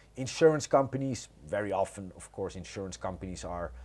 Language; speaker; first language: English; non-native, fluent; Croatian